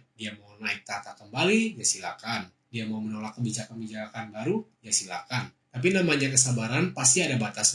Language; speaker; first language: Indonesian; native; Indonesian